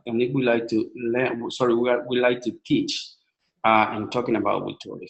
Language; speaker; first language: English; non-native, learner; Spanish